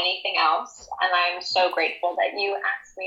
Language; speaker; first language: English; native; English